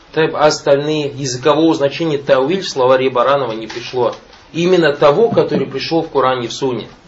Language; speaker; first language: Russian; non-native, local second language; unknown